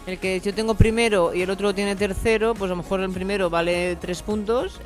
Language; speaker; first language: Spanish; native; Spanish